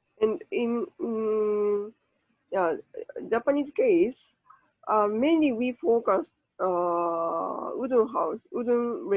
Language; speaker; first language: English; non-native, learner; Japanese